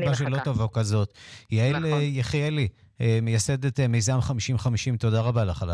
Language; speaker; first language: Hebrew; native; Hebrew